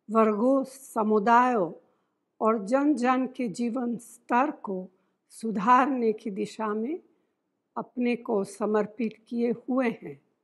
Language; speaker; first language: Hindi; non-native, fluent; Italian